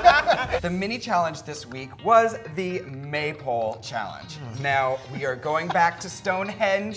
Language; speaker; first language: English; native; English